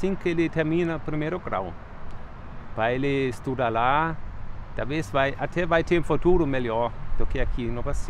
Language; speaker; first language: Portuguese; non-native, fluent; Danish